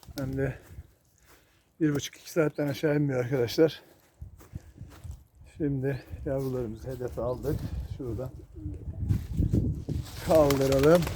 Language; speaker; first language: Turkish; native; Turkish